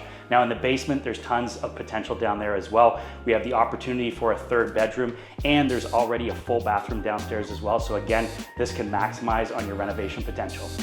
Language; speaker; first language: English; native; English